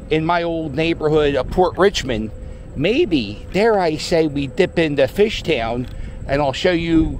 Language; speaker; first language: English; native; English